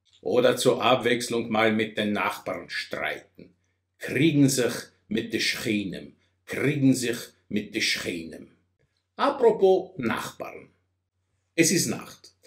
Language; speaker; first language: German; non-native, fluent; Russian